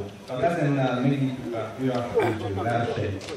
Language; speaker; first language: Hungarian; native; Hungarian